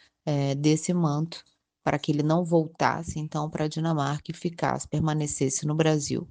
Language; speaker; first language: Portuguese; native; Portuguese